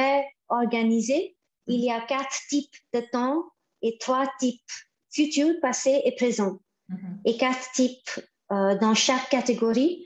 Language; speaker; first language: French; non-native, fluent; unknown